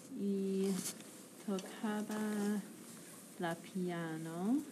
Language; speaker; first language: Spanish; non-native, learner; English